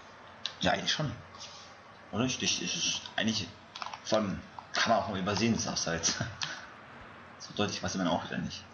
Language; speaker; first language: German; native; German